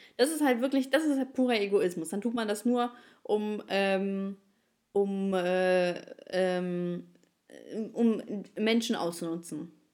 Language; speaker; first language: German; early bilingual, other home language; Ukrainian